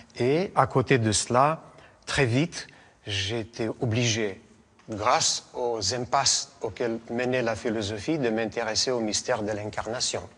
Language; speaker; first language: French; non-native, fluent; Russian